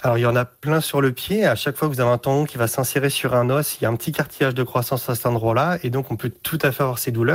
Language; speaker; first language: French; native; French